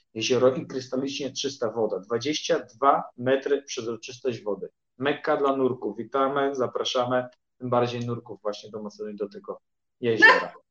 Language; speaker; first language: Polish; early bilingual, heritage; Polish